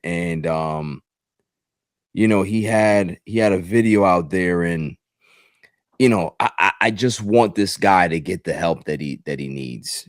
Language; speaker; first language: English; native; English